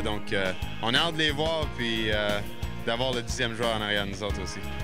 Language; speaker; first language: French; native; French